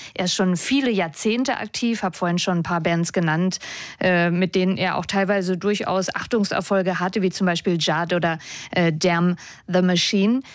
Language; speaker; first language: German; native; German